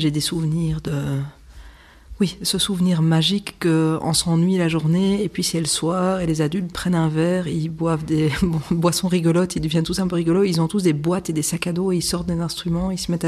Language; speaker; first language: French; native; French